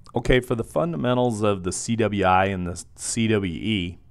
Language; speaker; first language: English; native; English